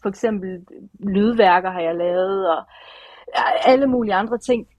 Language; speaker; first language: Danish; early bilingual, other home language; Persian